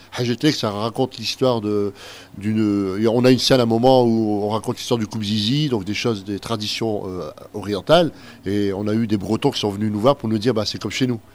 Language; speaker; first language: French; native; French